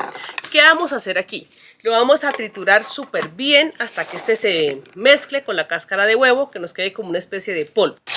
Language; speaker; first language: Spanish; native; Spanish